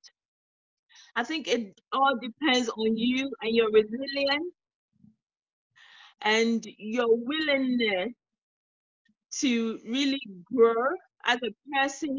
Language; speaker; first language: English; non-native, local second language; Akan